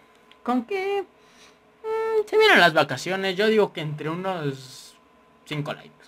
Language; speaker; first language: Spanish; native; Spanish